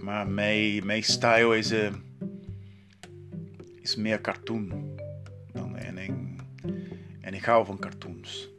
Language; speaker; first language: Dutch; non-native, learner; Portuguese